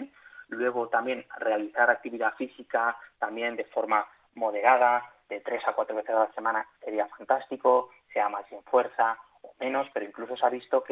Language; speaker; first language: Spanish; native; Spanish